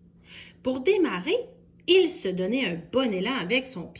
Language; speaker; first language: French; native; French